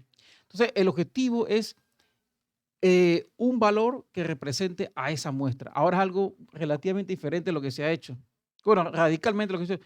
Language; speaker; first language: Spanish; native; Spanish